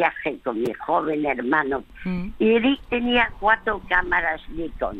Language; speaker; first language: Spanish; early bilingual, other home language; French